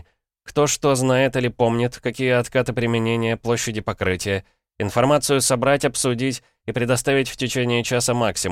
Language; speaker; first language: Russian; native; Russian